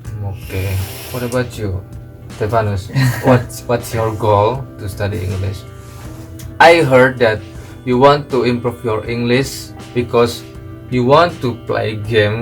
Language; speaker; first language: English; non-native, learner; Indonesian